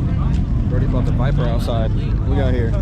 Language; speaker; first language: English; native; English